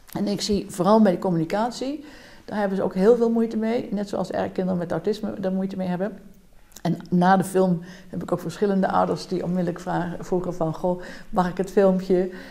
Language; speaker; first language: Dutch; native; Dutch